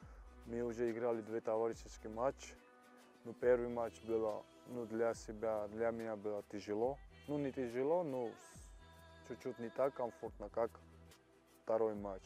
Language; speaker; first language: Russian; non-native, fluent; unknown